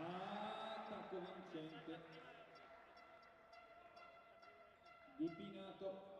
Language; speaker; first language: Italian; native; Italian